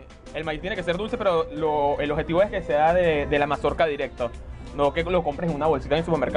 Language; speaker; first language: Spanish; native; Spanish